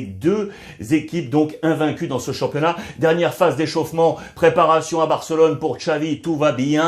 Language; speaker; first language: French; native; French